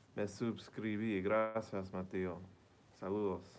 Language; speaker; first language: Spanish; early bilingual, heritage; Spanish